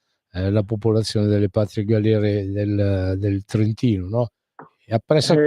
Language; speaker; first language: Italian; native; Italian